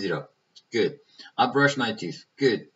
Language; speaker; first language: English; non-native, fluent; Persian